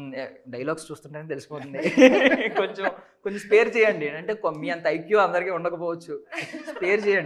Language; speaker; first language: Telugu; native; Telugu